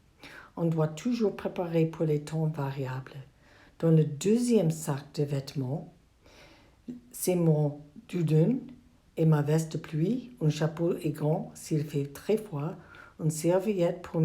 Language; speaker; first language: French; non-native, learner; English